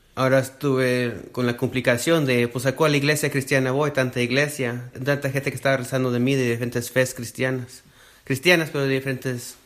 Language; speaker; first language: Spanish; early bilingual, heritage; Spanish